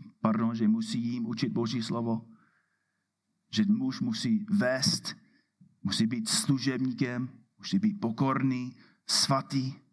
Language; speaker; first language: Czech; non-native, fluent; English